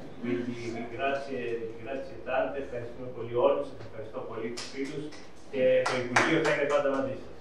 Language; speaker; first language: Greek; non-native, learner; Italian